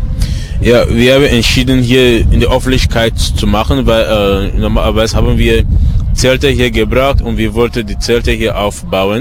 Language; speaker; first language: German; non-native, learner; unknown